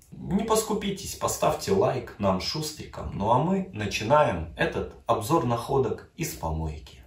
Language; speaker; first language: Russian; native; Russian